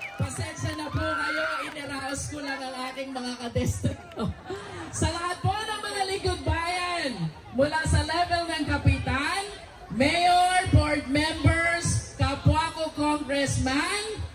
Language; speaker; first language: Filipino; native; Filipino